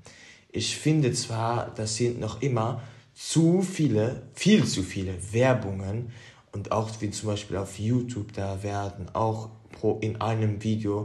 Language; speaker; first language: German; non-native, local second language; Luxembourgish